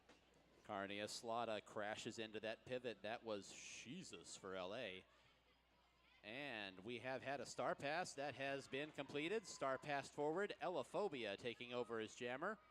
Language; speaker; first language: English; native; English